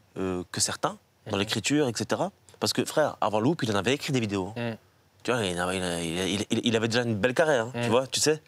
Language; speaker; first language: French; native; French